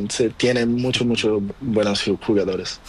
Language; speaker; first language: Spanish; non-native, learner; Portuguese